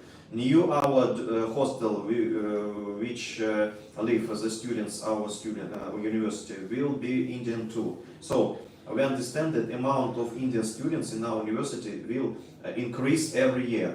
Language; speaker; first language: English; non-native, learner; Russian